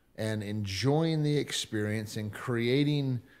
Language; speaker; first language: English; native; English